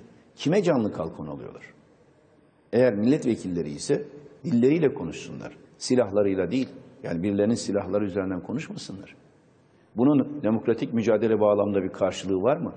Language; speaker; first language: Turkish; native; Turkish